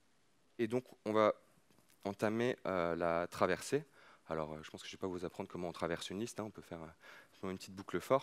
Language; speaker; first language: French; native; French